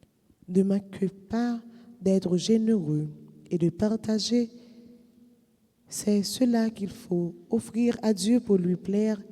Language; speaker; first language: French; non-native, local second language; Haitian Creole